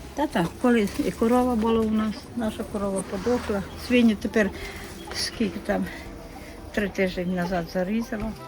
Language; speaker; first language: Ukrainian; non-native, local second language; Hungarian